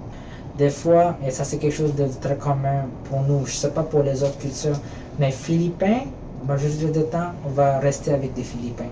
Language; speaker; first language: French; early bilingual, other home language; Filipino